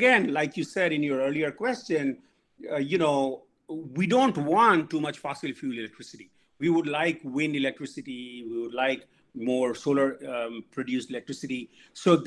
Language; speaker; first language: English; non-native, local second language; Bangla